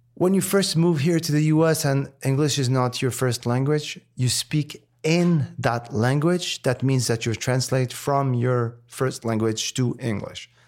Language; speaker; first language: English; non-native, fluent; Arabic